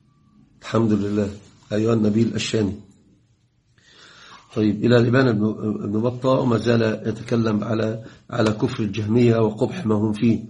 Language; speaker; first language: Arabic; native; Arabic